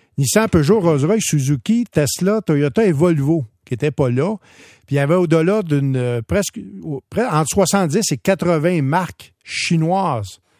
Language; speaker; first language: French; native; French